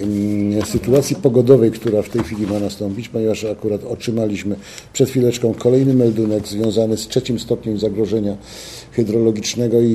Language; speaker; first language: Polish; native; Polish